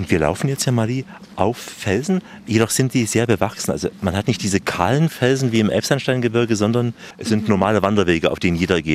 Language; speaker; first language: German; native; German